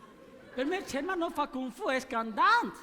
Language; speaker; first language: Catalan; non-native, learner; Chinese